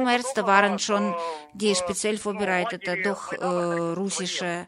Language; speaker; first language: German; non-native, fluent; Russian